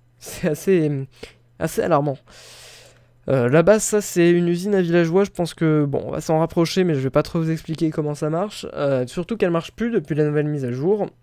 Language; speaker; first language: French; native; French